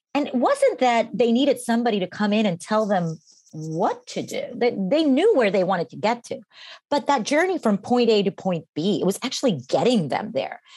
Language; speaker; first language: English; non-native, fluent; Spanish